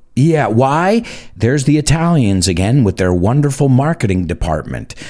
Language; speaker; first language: English; early bilingual, other home language; Spanish